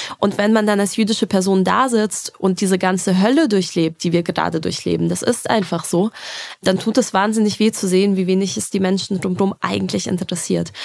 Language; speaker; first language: German; early bilingual, other home language; Russian